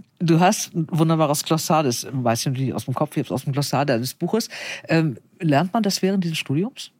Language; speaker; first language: German; native; German